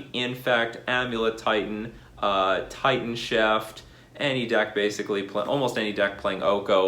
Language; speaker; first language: English; native; English